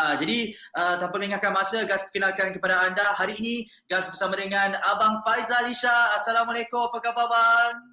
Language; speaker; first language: Malay; native; Malay